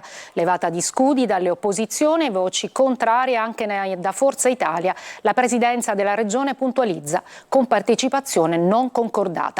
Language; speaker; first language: Italian; native; Italian